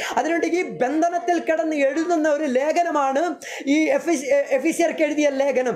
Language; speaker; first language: Malayalam; early bilingual, heritage; Malayalam